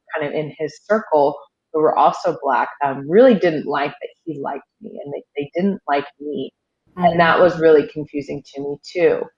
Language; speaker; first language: English; early bilingual, other home language; Haitian Creole